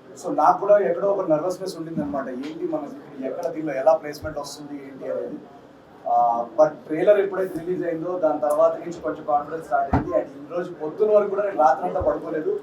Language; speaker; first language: Telugu; native; Telugu